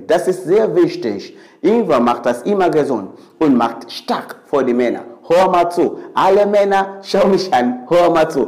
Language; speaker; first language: German; non-native, fluent; Swahili